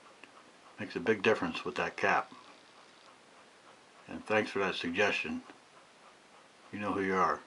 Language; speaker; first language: English; native; English